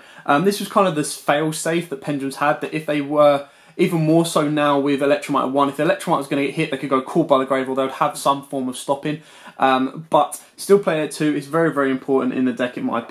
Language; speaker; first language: English; native; English